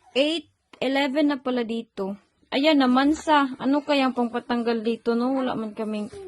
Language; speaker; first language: Filipino; non-native, local second language; Cebuano